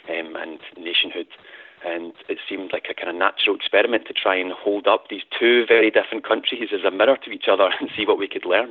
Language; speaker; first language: English; native; English